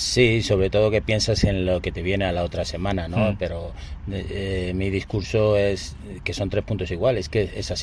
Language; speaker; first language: Spanish; native; Spanish